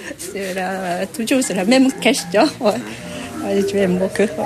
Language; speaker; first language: French; non-native, learner; Japanese